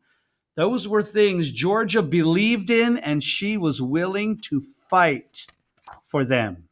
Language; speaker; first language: English; native; English